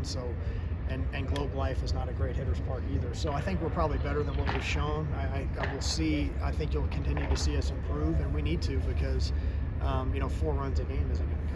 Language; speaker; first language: English; native; English